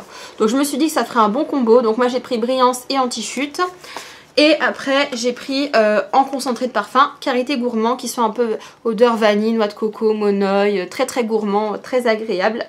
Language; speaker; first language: French; native; French